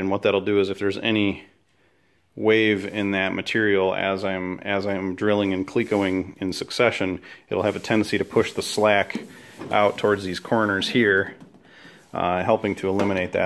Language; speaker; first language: English; native; English